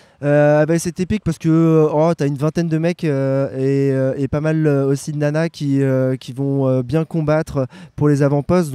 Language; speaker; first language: French; native; French